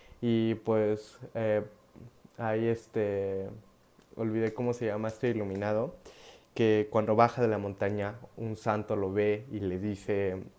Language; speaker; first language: Spanish; native; Spanish